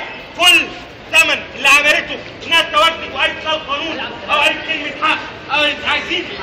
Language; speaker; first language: Arabic; native; Arabic